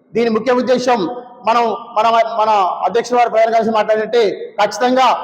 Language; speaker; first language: Telugu; non-native, local second language; Lambadi